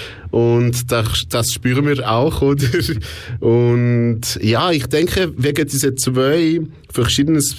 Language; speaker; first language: German; non-native, local second language; French